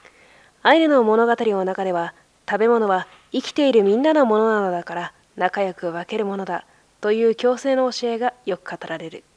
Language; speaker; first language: Japanese; native; Japanese